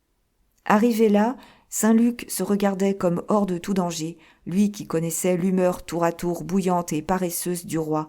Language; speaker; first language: French; native; French